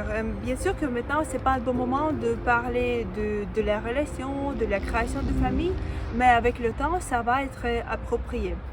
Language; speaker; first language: French; non-native, fluent; Russian